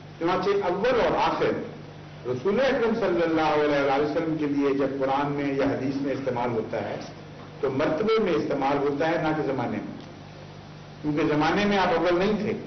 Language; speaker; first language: Urdu; native; Urdu